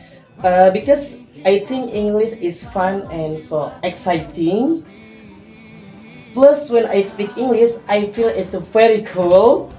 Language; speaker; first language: English; non-native, learner; Indonesian